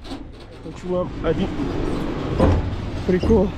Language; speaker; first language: Russian; non-native, learner; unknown